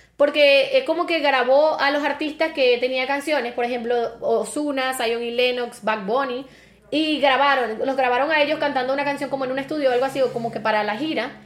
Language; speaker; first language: Spanish; native; Spanish